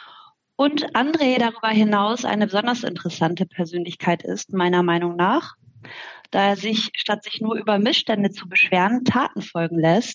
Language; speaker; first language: German; native; German